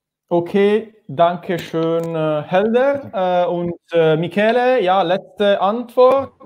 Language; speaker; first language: German; non-native, learner; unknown